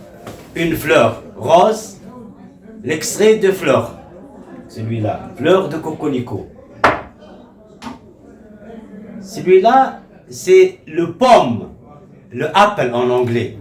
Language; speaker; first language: French; non-native, local second language; Arabic